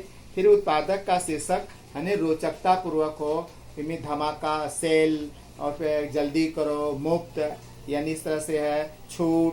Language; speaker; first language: Hindi; native; Hindi